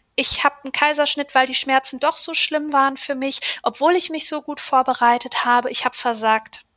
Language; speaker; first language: German; native; German